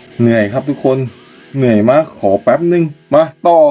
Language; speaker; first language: Thai; native; Thai